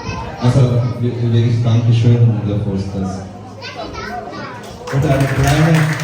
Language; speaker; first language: German; non-native, learner; Tibetan